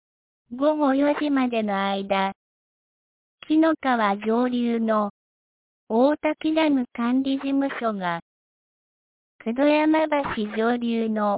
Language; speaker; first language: Japanese; native; Japanese